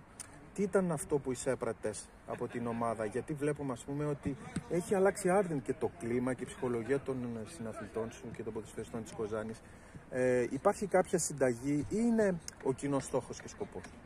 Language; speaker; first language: Greek; native; Greek